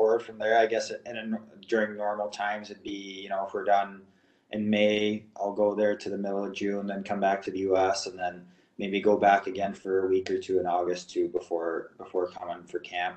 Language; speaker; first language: English; non-native, fluent; Russian